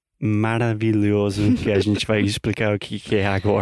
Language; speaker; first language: Portuguese; non-native, fluent; English